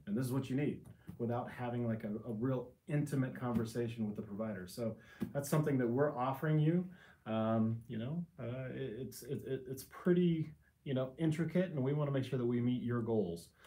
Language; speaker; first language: English; native; English